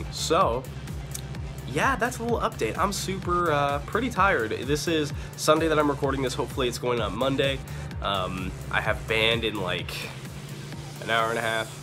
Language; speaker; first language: English; native; English